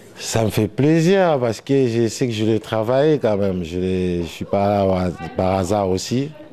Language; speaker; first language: French; non-native, local second language; Lingala